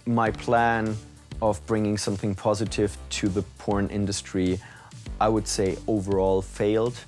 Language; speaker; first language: English; non-native, fluent; German